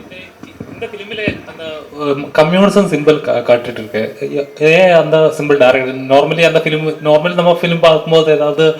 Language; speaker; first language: Tamil; non-native, learner; Malayalam